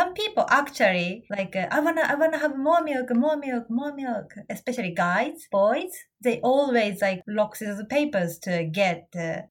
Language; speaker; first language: English; non-native, fluent; Japanese